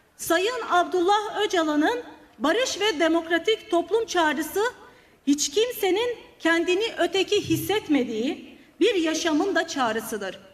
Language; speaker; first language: Turkish; non-native, local second language; Kurdish